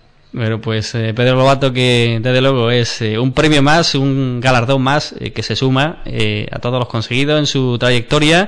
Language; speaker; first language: Spanish; native; Spanish